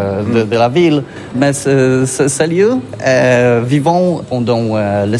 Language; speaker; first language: French; non-native, learner; Polish